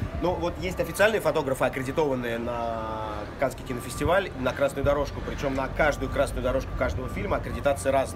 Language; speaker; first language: Russian; native; Russian